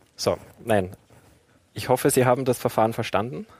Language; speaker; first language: German; native; German